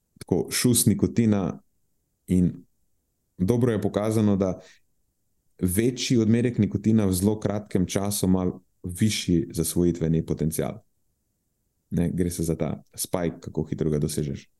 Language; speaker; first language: Slovenian; early bilingual, other home language; Bosnian